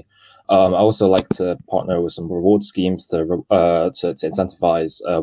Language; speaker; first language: English; non-native, local second language; Cantonese